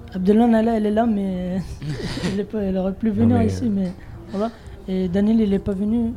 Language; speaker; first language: French; non-native, fluent; Bangla